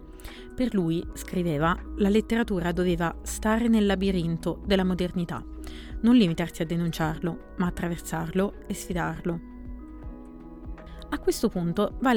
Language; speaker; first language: Italian; native; Italian